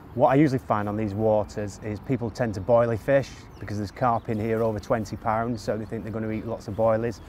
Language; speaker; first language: English; native; English